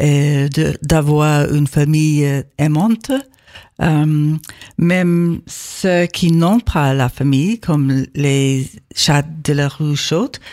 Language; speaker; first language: French; non-native, learner; English